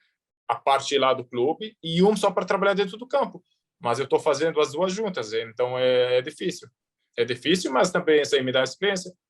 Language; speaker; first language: Portuguese; early bilingual, heritage; Arabic